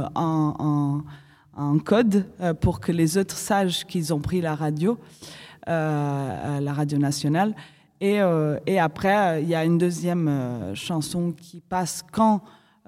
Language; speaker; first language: French; non-native, fluent; Portuguese